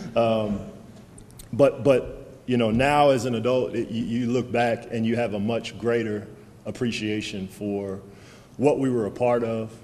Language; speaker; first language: English; native; English